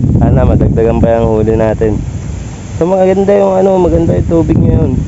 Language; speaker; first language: Filipino; native; Filipino